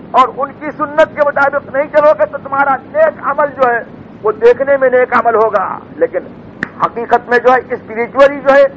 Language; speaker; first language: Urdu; native; Urdu